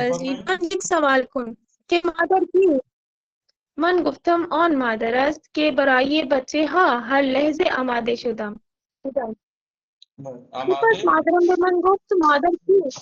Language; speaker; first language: Persian; non-native, learner; Urdu